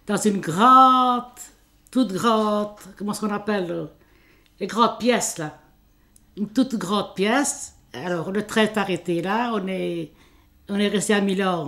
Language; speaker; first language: French; early bilingual, other home language; Italian